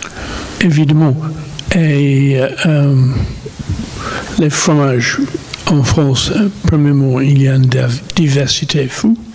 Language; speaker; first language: French; non-native, fluent; English